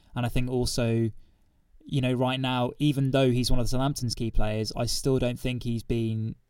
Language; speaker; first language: English; native; English